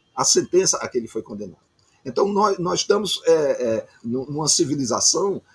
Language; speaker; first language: Portuguese; native; Portuguese